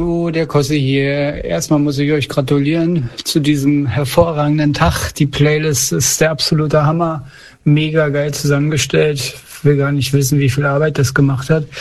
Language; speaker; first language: German; native; German